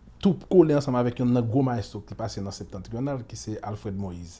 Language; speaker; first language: Haitian Creole; native; Haitian Creole